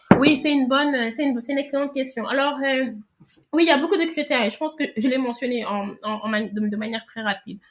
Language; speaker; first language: French; non-native, local second language; Wolof